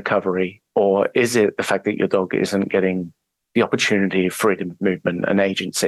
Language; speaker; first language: English; native; English